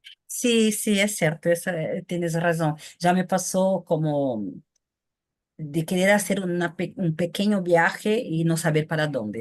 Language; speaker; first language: Spanish; non-native, fluent; Portuguese